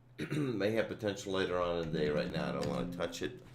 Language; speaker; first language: English; native; English